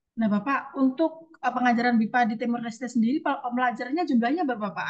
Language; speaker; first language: Indonesian; native; Indonesian